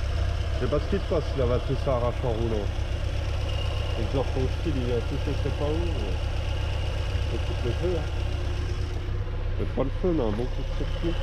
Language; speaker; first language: French; native; French